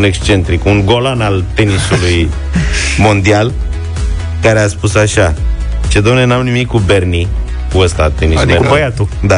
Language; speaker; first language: Romanian; native; Romanian